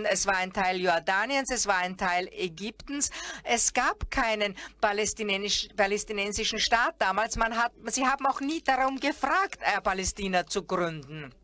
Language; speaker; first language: German; non-native, fluent; Hebrew